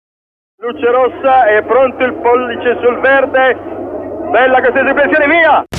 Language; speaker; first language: Italian; native; Italian